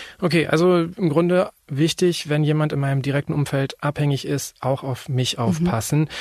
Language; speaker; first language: German; native; German